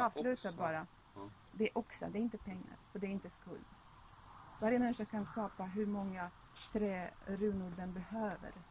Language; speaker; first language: Swedish; non-native, fluent; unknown